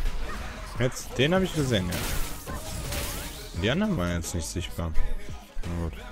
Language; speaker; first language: German; native; German